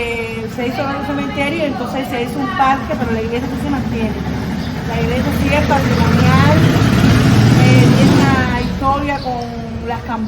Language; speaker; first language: Spanish; native; Spanish